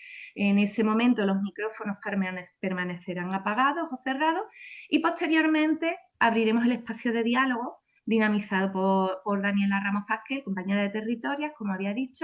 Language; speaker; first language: Spanish; native; Spanish